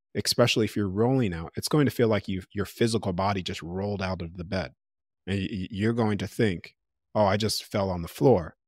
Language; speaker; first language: English; native; English